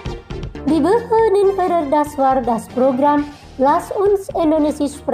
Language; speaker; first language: German; non-native, fluent; Indonesian